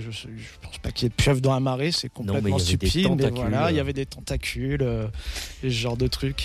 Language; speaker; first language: French; native; French